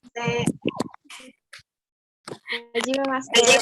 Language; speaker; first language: Japanese; non-native, learner; Indonesian